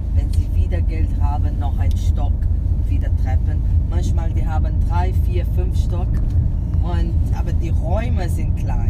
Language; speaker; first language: German; non-native, fluent; Portuguese